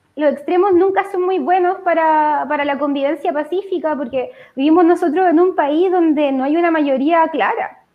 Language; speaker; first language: Spanish; native; Spanish